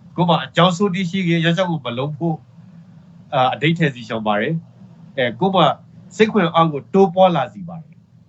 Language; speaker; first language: Burmese; native; Burmese